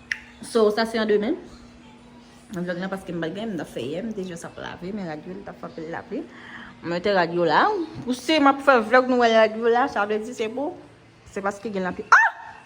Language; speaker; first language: French; non-native, local second language; Haitian Creole